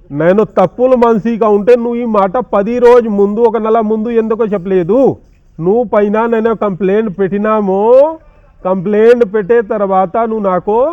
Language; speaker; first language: Telugu; non-native, local second language; Hindi